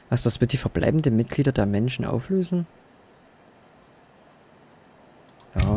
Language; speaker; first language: German; native; German